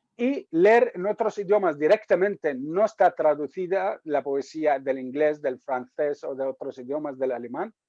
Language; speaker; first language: Spanish; non-native, fluent; Arabic